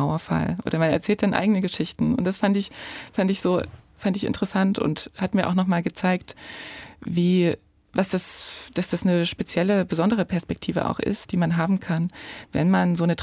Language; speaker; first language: German; native; German